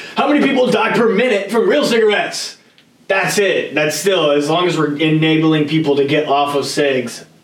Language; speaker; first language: English; native; English